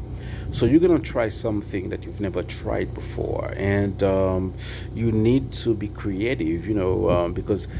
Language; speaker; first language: English; non-native, local second language; Haitian Creole